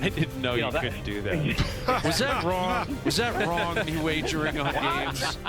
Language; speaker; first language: English; native; English